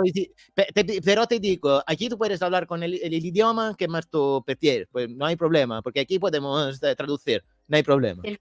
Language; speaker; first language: Spanish; non-native, learner; Italian